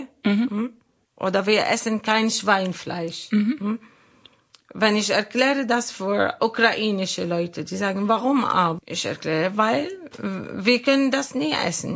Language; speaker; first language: German; non-native, learner; Arabic